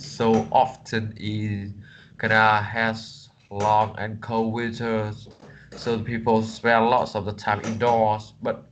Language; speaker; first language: English; non-native, learner; Vietnamese